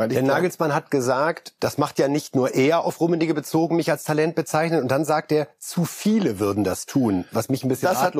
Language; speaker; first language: German; native; German